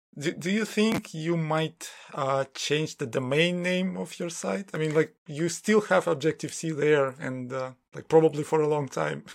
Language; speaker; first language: English; non-native, fluent; Russian